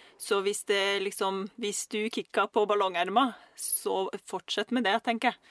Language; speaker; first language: Norwegian; early bilingual, other home language; Russian